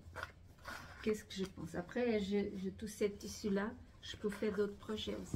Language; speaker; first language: French; non-native, fluent; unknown